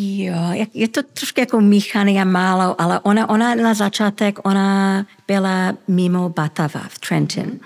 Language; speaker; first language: Czech; early bilingual, heritage; Czech